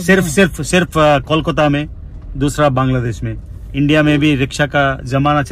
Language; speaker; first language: Hindi; non-native, local second language; Telugu